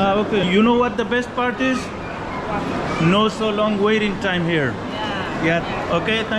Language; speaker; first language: English; non-native, fluent; Pashto